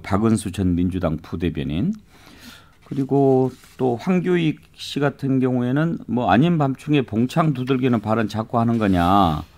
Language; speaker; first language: Korean; native; Korean